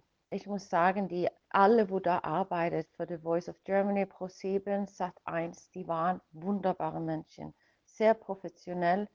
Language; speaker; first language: German; non-native, fluent; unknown